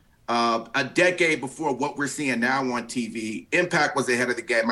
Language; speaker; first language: English; native; English